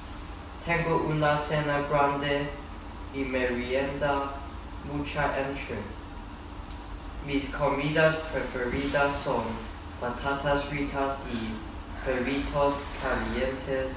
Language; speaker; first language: Spanish; non-native, learner; English